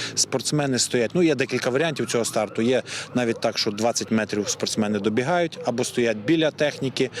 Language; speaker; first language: Ukrainian; native; Ukrainian